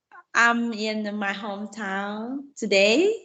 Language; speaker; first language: English; non-native, learner; Vietnamese